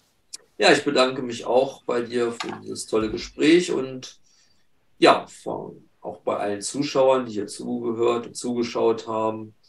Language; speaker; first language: German; native; German